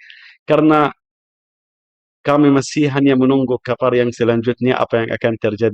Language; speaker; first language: Indonesian; non-native, fluent; Arabic